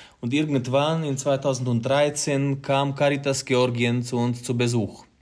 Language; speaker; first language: German; non-native, fluent; Hungarian